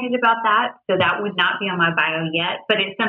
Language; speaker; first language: English; native; English